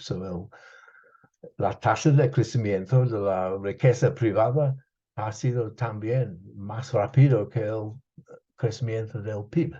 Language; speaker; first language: Spanish; non-native, fluent; English